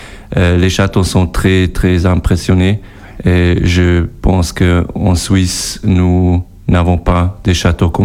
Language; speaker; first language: French; non-native, local second language; German